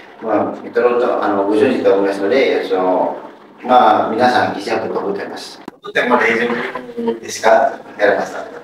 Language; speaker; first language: Japanese; non-native, learner; Indonesian